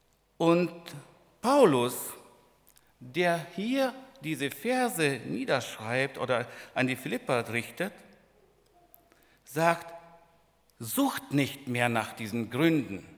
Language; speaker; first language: German; non-native, fluent; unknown